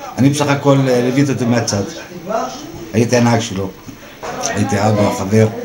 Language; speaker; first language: Hebrew; non-native, local second language; Arabic